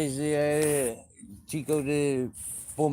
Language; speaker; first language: Spanish; non-native, learner; English